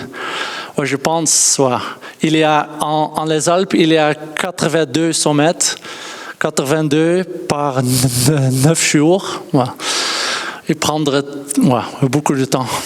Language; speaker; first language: French; non-native, learner; Dutch